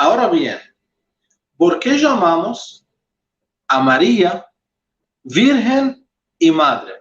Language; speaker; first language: Spanish; non-native, fluent; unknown